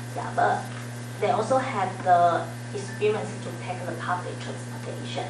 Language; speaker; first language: English; non-native, learner; Chinese